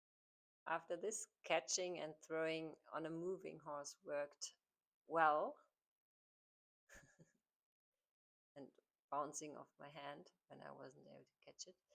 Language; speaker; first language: English; non-native, fluent; German